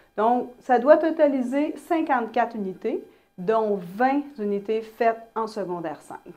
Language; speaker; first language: French; native; French